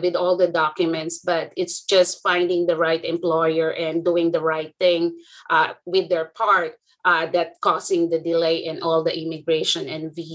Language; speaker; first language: English; non-native, local second language; Filipino